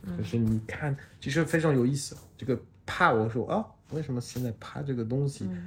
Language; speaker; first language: Chinese; non-native, fluent; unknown